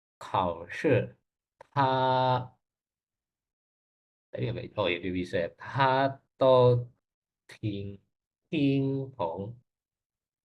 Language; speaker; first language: Chinese; non-native, learner; Indonesian